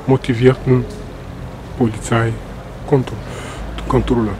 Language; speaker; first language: German; non-native, learner; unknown